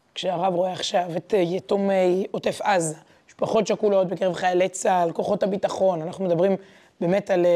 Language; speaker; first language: Hebrew; native; Hebrew